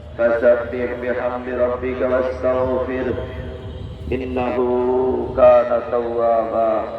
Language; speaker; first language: Arabic; non-native, fluent; Bangla